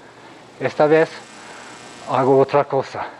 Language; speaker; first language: Spanish; non-native, fluent; English